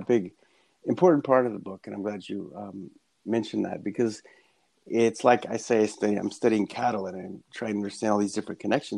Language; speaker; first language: English; native; English